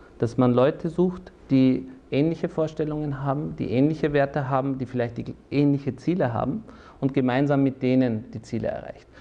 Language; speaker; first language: German; early bilingual, other home language; Turkish